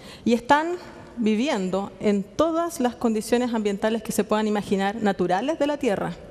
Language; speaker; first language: Spanish; native; Spanish